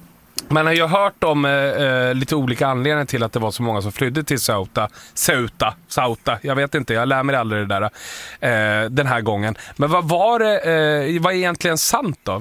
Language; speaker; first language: Swedish; native; Swedish